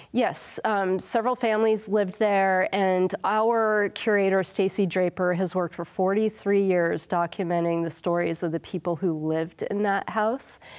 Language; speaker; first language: English; native; English